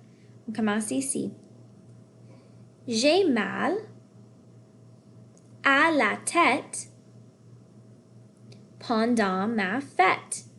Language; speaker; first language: French; non-native, fluent; English